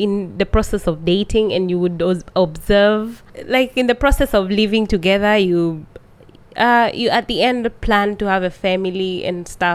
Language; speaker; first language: English; non-native, local second language; Swahili